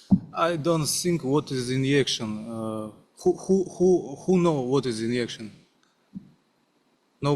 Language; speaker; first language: English; non-native, learner; Russian